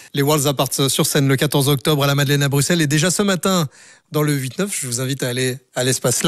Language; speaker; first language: French; native; French